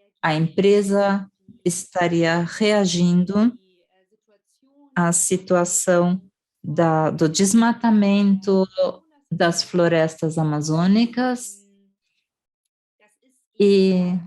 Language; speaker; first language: Portuguese; non-native, fluent; German